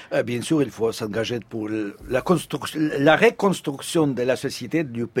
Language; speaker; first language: French; non-native, fluent; Russian